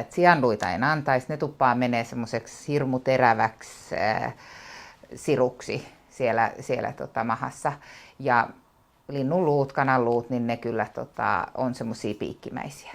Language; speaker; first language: Finnish; native; Finnish